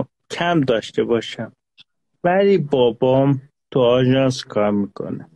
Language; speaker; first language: Persian; non-native, local second language; Azerbaijani